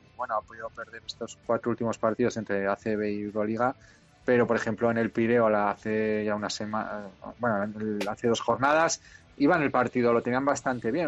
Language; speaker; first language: Spanish; native; Spanish